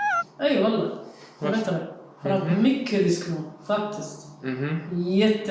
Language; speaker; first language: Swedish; non-native, fluent; Arabic